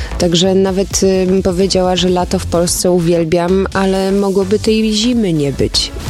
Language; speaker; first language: Polish; early bilingual, other home language; German